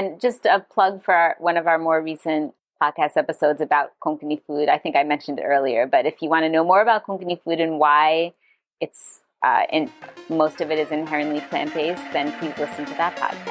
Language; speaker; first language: English; non-native, fluent; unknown